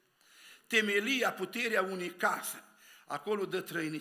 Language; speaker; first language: Romanian; native; Romanian